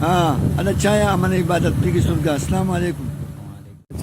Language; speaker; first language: Indonesian; non-native, learner; Urdu